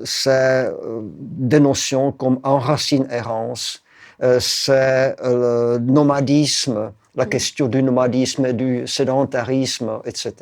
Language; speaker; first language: French; non-native, fluent; Czech